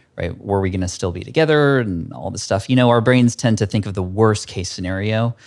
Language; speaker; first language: English; early bilingual, other home language; Filipino